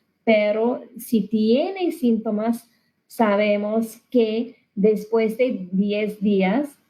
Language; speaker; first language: Spanish; non-native, learner; English